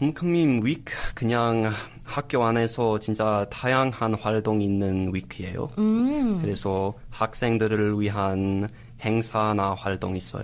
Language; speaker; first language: Korean; non-native, learner; English